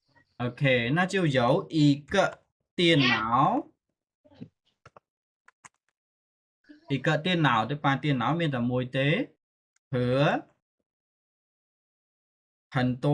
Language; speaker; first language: Chinese; non-native, fluent; Khmer